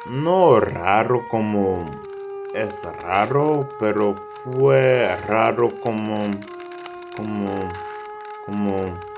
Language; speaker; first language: Spanish; non-native, learner; English